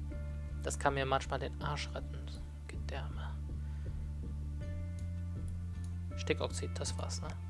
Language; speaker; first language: German; native; German